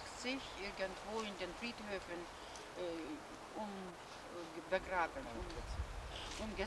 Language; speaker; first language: German; non-native, fluent; Lithuanian